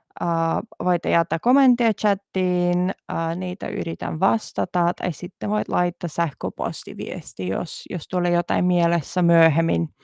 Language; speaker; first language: Finnish; non-native, learner; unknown